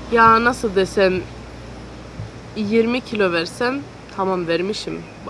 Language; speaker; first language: Turkish; early bilingual, heritage; Turkish